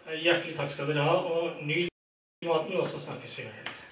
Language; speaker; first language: Norwegian; early bilingual, other home language; Urdu